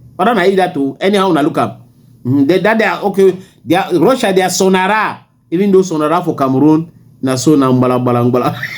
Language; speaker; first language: Nigerian Pidgin; native; Nigerian Pidgin